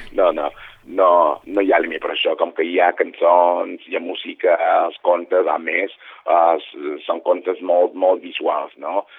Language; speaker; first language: Catalan; non-native, fluent; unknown